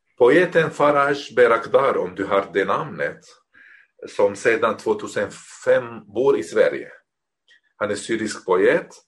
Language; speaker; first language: Swedish; non-native, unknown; Arabic